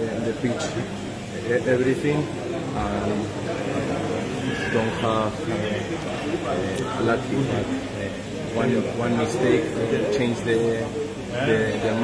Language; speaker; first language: English; non-native, learner; Spanish